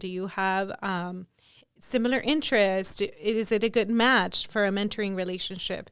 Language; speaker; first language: English; early bilingual, other home language; Spanish